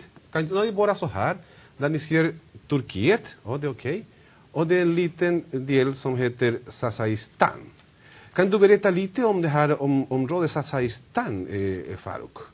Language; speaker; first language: Swedish; non-native, fluent; Spanish